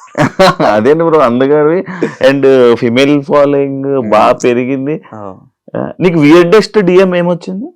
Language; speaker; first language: Telugu; native; Telugu